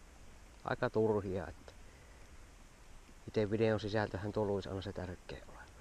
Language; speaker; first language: Finnish; native; Finnish